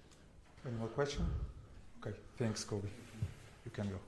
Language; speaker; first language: English; non-native, learner; Portuguese